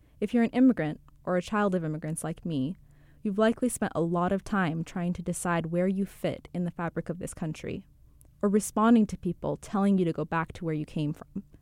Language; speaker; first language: English; early bilingual, other home language; Rundi